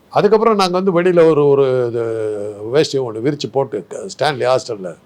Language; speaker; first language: Tamil; non-native, local second language; Telugu